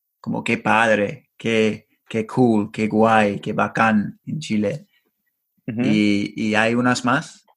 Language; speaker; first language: Spanish; non-native, fluent; English